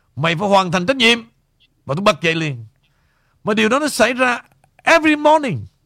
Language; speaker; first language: Vietnamese; native; Vietnamese